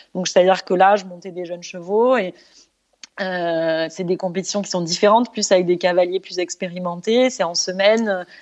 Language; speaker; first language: French; native; French